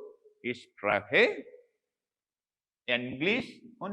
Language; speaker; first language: German; non-native, learner; Malayalam